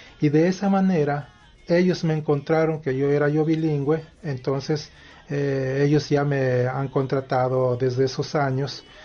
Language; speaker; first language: Spanish; non-native, local second language; Nahuatl languages